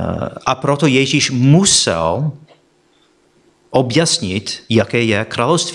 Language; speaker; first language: Czech; non-native, fluent; English